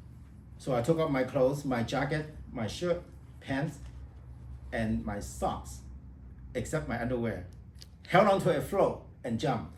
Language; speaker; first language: English; non-native, fluent; Vietnamese